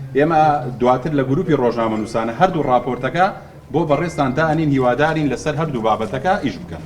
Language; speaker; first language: Central Kurdish; native; Central Kurdish